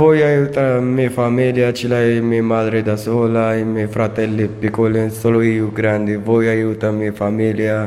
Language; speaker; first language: Italian; non-native, learner; Arabic